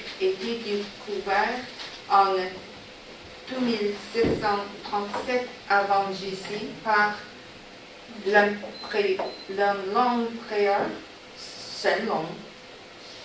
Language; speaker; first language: French; non-native, learner; Chinese